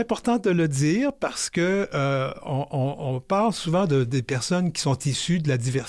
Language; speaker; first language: French; native; French